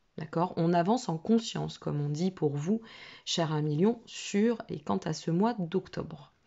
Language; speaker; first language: French; native; French